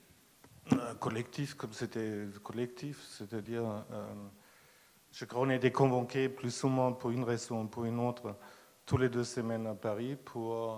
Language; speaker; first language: French; non-native, fluent; German